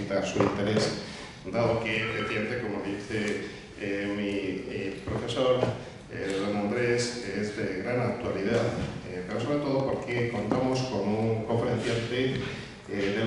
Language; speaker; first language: Spanish; native; Spanish